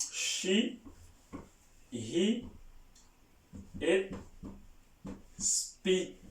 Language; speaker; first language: English; non-native, learner; Haitian Creole